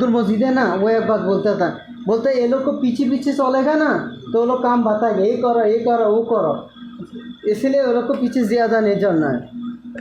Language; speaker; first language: Hindi; non-native, learner; Bangla